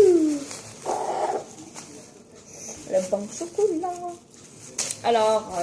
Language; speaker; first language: French; native; French